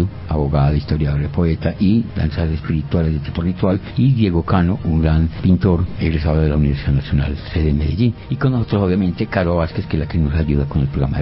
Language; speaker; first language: Spanish; native; Spanish